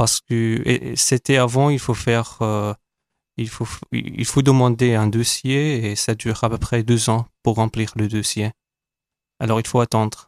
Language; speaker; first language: French; non-native, fluent; Arabic